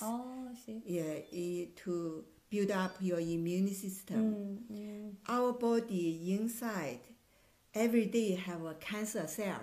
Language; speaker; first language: English; non-native, learner; Chinese